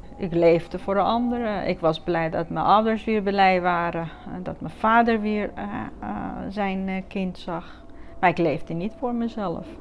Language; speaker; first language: Dutch; non-native, fluent; Persian